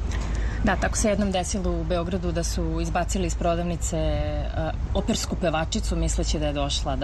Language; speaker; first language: Serbian; native; Serbian